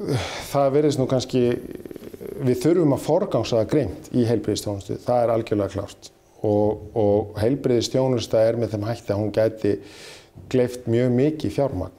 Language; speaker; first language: Icelandic; native; Icelandic